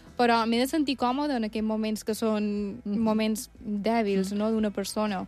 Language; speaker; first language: Catalan; native; Catalan